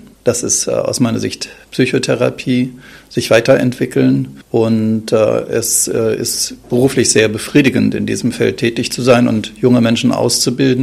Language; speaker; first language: German; native; German